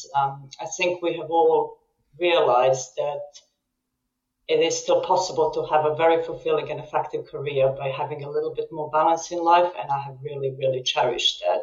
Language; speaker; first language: English; non-native, fluent; Serbian